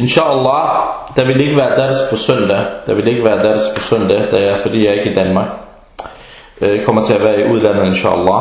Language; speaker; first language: Danish; early bilingual, other home language; Arabic